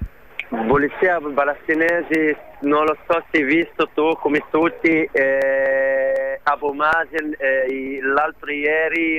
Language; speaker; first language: Italian; non-native, learner; Arabic